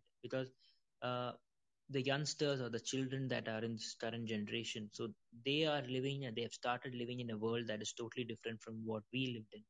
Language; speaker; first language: English; non-native, local second language; Malayalam